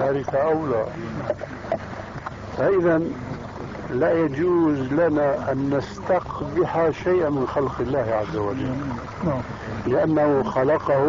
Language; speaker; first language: Arabic; early bilingual, other home language; Albanian